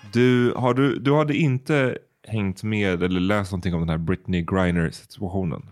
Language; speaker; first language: Swedish; early bilingual, other home language; Bosnian